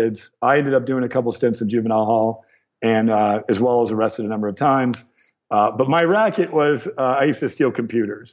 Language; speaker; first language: English; native; English